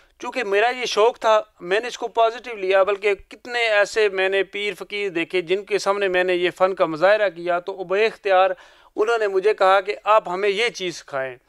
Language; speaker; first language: Urdu; non-native, local second language; Punjabi